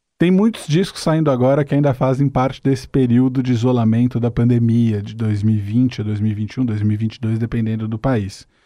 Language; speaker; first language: Portuguese; native; Portuguese